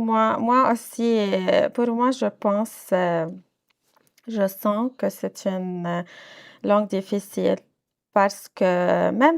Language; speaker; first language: French; non-native, local second language; Arabic